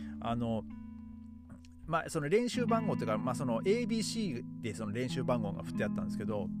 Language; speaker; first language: Japanese; native; Japanese